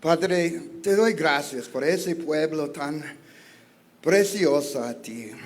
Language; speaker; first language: Spanish; non-native, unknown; English